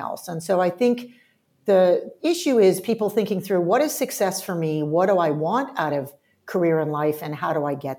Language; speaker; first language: English; native; English